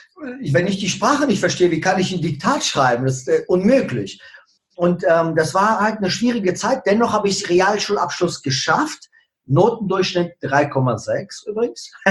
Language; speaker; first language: German; early bilingual, other home language; Russian